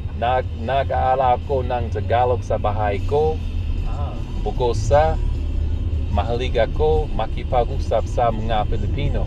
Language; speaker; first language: Filipino; non-native, learner; English